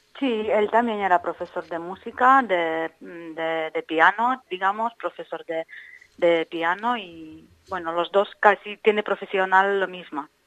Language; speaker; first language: Spanish; non-native, fluent; Ukrainian